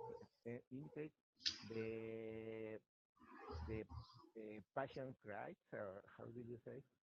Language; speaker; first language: English; non-native, learner; Spanish